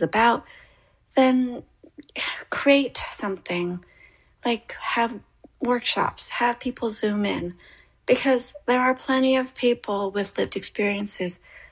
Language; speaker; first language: English; native; English